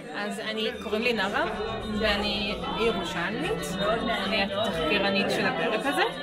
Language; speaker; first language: Hebrew; non-native, local second language; Arabic